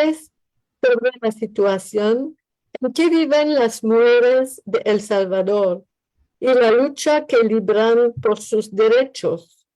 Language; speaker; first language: Spanish; non-native, learner; French